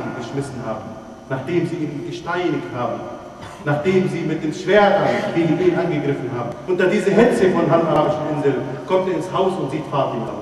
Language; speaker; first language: German; non-native, fluent; Arabic